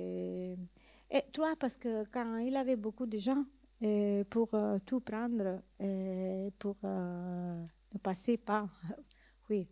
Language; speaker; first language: French; non-native, learner; Italian